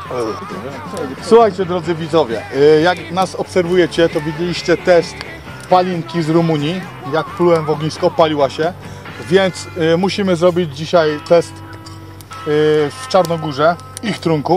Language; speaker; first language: Polish; native; Polish